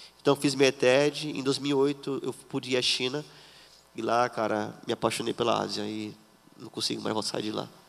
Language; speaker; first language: Portuguese; native; Portuguese